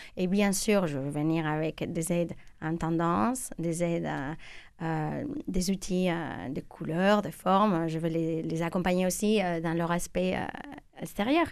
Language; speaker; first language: French; non-native, fluent; Spanish